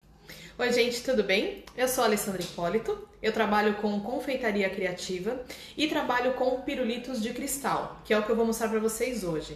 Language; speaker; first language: Portuguese; native; Portuguese